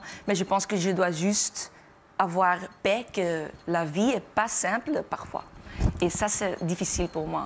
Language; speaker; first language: French; non-native, local second language; Dutch